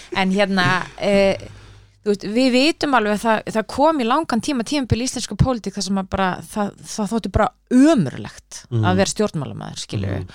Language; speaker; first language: Icelandic; native; Icelandic